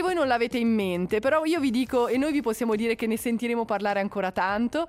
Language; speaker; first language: Italian; native; Italian